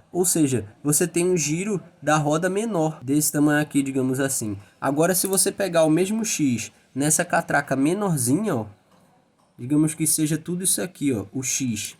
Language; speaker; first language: Portuguese; native; Portuguese